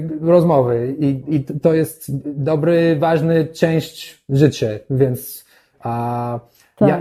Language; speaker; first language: Polish; non-native, learner; English